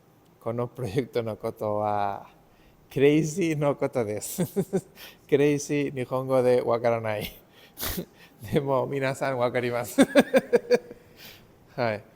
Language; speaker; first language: Japanese; non-native, learner; Spanish